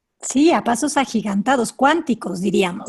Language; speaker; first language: Spanish; native; Spanish